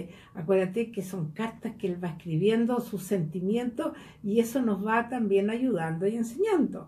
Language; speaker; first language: Spanish; native; Spanish